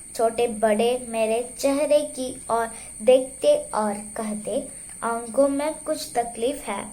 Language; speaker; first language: Hindi; non-native, local second language; Malayalam